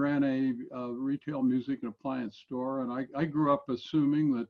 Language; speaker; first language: English; native; English